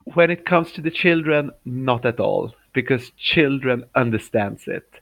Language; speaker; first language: English; non-native, fluent; Swedish